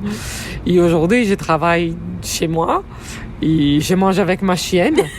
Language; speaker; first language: French; non-native, learner; Portuguese